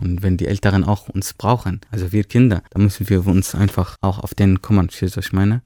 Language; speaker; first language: German; non-native, fluent; Arabic